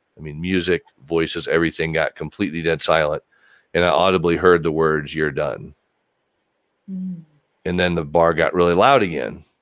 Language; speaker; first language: English; native; English